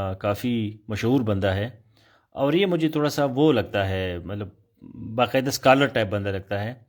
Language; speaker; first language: Urdu; non-native, local second language; Pashto